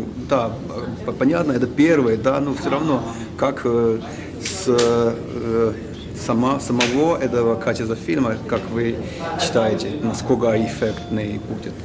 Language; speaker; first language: Russian; non-native, learner; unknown